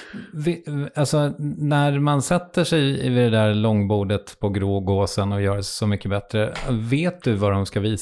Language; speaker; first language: Swedish; native; Swedish